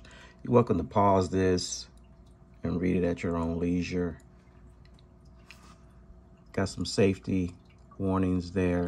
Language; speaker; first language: English; native; English